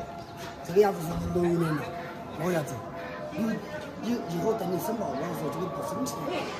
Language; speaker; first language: Chinese; native; Chinese